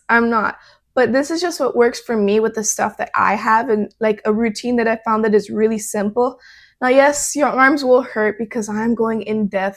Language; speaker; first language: English; native; English